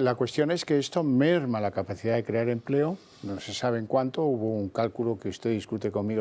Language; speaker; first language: Spanish; native; Spanish